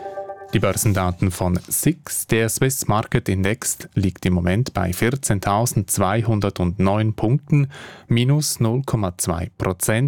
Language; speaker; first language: German; native; German